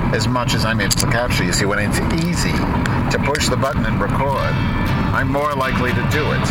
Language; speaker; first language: English; native; English